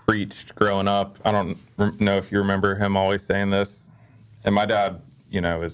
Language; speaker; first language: English; native; English